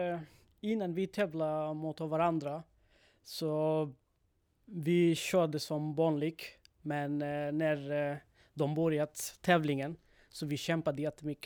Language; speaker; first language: Swedish; non-native, learner; Bangla